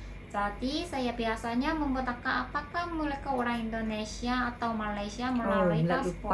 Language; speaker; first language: Indonesian; non-native, learner; Korean